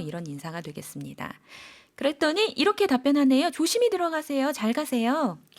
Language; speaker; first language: Korean; native; Korean